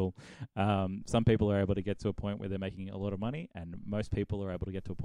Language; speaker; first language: English; native; English